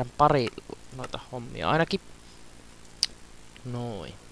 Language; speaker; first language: Finnish; native; Finnish